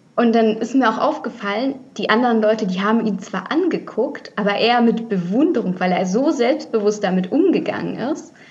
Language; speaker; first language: German; early bilingual, other home language; Russian